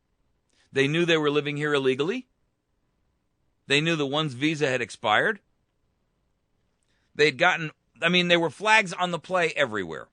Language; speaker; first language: English; native; English